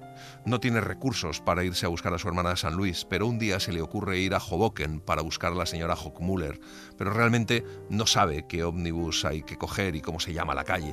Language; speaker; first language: Spanish; native; Spanish